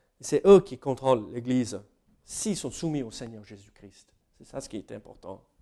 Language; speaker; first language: French; non-native, fluent; English